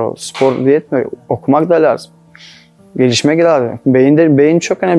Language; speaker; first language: Turkish; non-native, learner; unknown